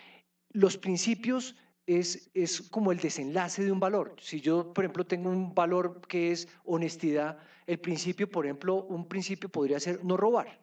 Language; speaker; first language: Spanish; native; Spanish